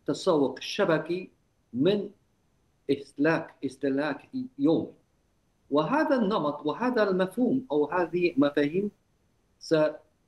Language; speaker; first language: Arabic; non-native, fluent; Chinese